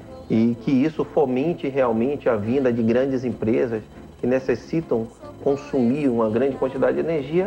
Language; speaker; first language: Portuguese; native; Portuguese